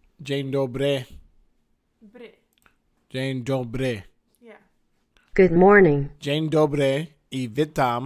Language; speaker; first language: Polish; non-native, learner; English